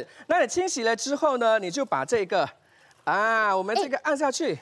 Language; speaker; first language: Chinese; native; Chinese